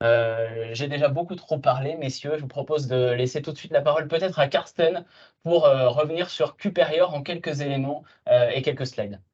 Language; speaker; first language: French; native; French